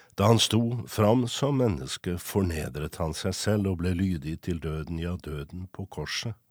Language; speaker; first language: Norwegian; native; Norwegian